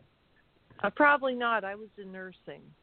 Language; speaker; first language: English; native; English